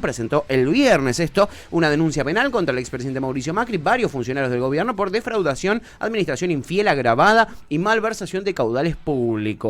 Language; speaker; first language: Spanish; native; Spanish